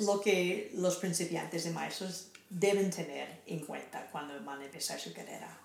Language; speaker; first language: Spanish; non-native, fluent; English